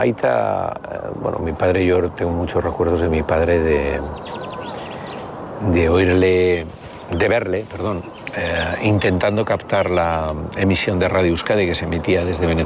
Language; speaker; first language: Spanish; native; Spanish